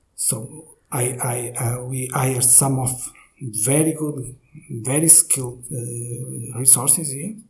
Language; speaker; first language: English; non-native, fluent; Portuguese